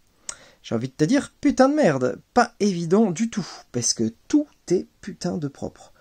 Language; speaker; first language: French; native; French